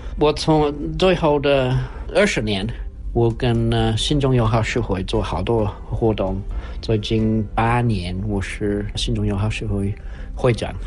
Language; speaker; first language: Chinese; non-native, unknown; English